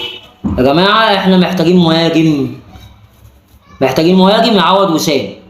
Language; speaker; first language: Arabic; native; Arabic